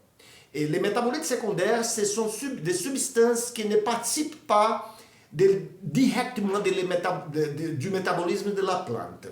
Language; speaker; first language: French; non-native, fluent; Portuguese